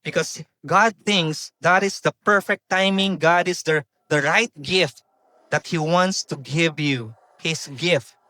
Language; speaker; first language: English; non-native, local second language; Filipino